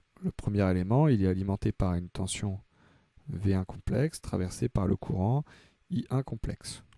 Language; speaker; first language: French; native; French